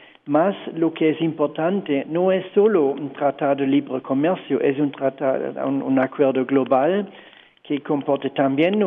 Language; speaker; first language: Spanish; non-native, fluent; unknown